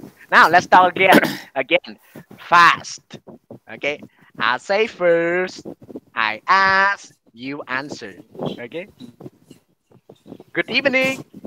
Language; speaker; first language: English; non-native, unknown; Vietnamese